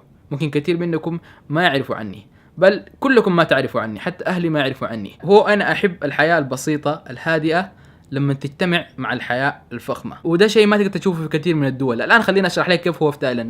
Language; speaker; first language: Arabic; native; Arabic